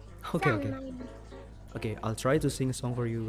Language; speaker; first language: English; non-native, fluent; Indonesian